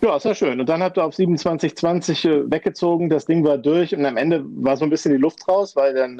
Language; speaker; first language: German; native; German